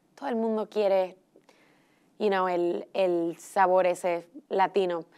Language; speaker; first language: Spanish; early bilingual, heritage; Spanish